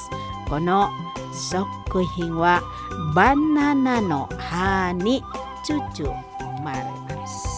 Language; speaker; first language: Japanese; non-native, fluent; Indonesian